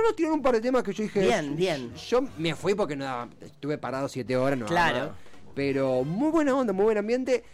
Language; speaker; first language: Spanish; native; Spanish